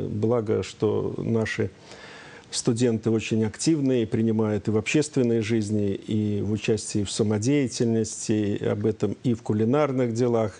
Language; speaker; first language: Russian; native; Russian